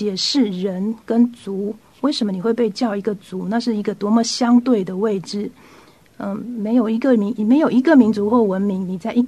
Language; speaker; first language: Chinese; native; Chinese